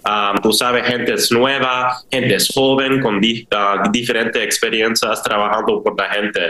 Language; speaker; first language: Spanish; early bilingual, heritage; Spanish